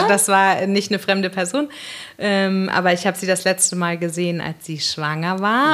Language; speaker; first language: German; native; German